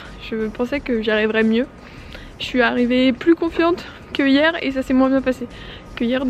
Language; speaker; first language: French; native; French